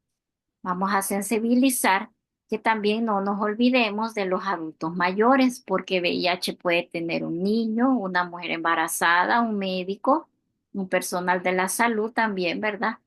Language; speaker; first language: Spanish; native; Spanish